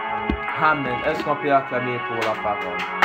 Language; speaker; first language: French; non-native, local second language; Swahili